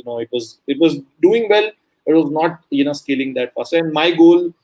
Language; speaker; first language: English; non-native, local second language; Hindi